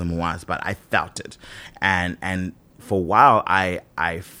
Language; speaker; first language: English; non-native, local second language; Shona